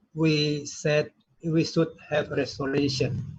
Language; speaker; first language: English; non-native, learner; Indonesian